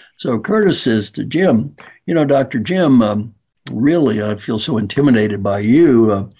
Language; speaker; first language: English; native; English